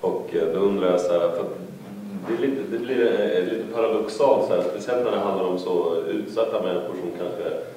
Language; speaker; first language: Swedish; native; Swedish